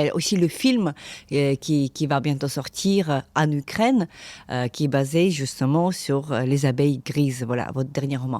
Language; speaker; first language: French; non-native, fluent; Ukrainian